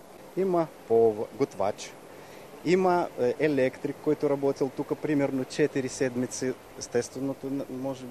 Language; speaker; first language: Bulgarian; non-native, fluent; Russian